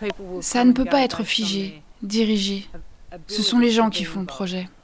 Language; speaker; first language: French; native; French